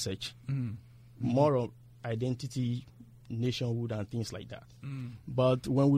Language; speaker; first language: English; non-native, local second language; Yoruba